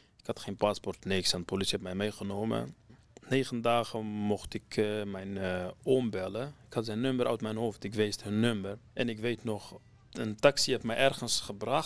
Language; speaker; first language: Dutch; non-native, fluent; Kurdish